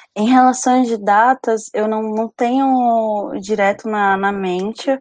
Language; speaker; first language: Portuguese; early bilingual, other home language; Spanish